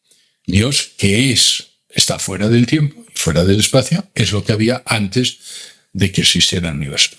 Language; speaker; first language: Spanish; native; Spanish